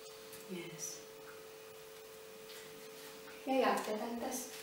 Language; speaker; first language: Finnish; non-native, learner; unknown